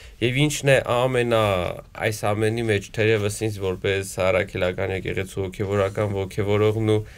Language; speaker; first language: Armenian; native; Armenian